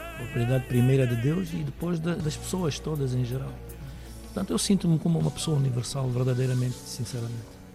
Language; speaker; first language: Portuguese; native; Portuguese